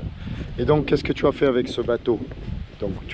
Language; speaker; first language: French; native; French